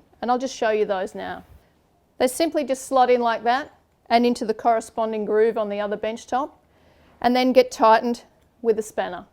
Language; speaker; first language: English; native; English